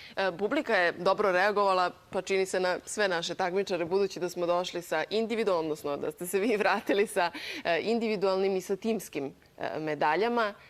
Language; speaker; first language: Bosnian; native; Bosnian